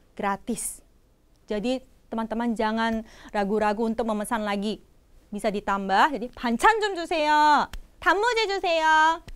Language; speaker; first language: Indonesian; non-native, fluent; Korean